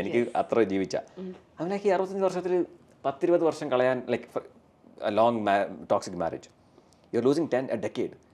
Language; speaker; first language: Malayalam; early bilingual, heritage; Malayalam